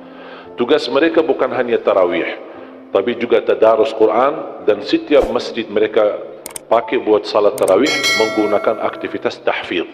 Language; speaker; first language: Indonesian; non-native, fluent; Arabic